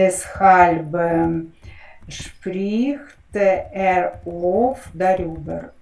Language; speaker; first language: German; non-native, learner; Ukrainian